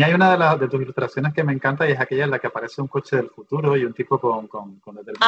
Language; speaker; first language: Spanish; native; Spanish